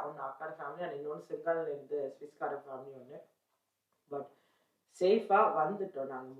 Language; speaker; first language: Tamil; early bilingual, heritage; Tamil